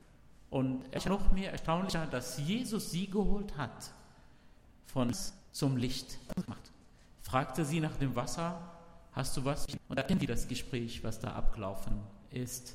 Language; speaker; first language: German; non-native, learner; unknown